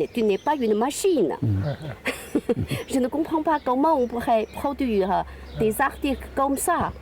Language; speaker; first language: French; non-native, fluent; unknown